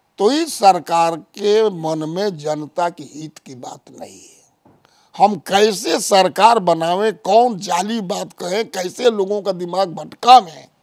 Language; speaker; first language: Hindi; native; Hindi